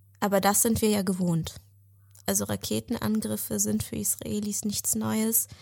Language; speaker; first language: German; early bilingual, other home language; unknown